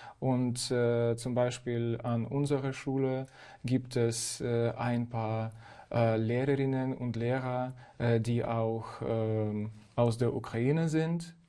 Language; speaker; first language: German; non-native, fluent; Ukrainian